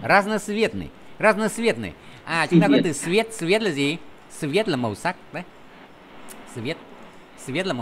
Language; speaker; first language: Russian; non-native, fluent; Vietnamese